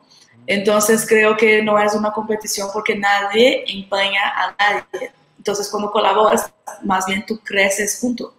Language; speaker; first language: Spanish; non-native, fluent; Portuguese